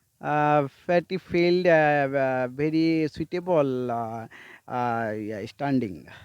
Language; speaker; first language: English; non-native, learner; Bangla